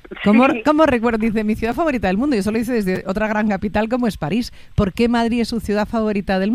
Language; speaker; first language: Spanish; native; Spanish